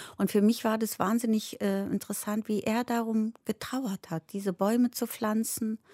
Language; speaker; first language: German; early bilingual, other home language; Turkish